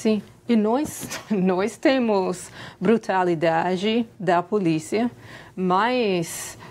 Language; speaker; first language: Portuguese; non-native, fluent; English